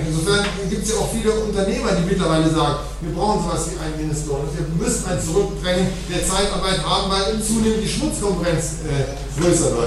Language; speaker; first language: German; native; German